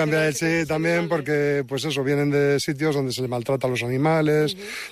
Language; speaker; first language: Spanish; native; Spanish